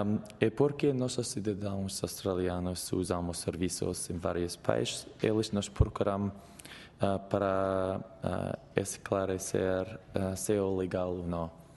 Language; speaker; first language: Portuguese; non-native, learner; English